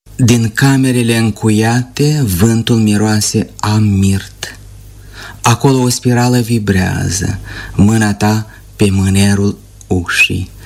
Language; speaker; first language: Romanian; native; Romanian